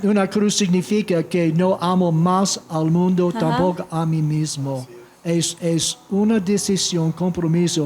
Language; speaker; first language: Spanish; non-native, fluent; English